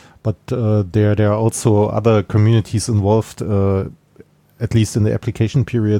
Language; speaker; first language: English; non-native, fluent; German